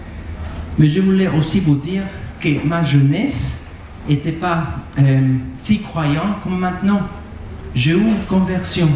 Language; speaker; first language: French; non-native, fluent; Spanish